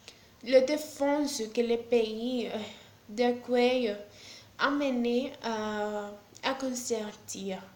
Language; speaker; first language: French; non-native, learner; Spanish